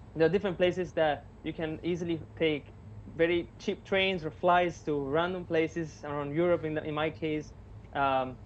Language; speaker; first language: English; non-native, fluent; Italian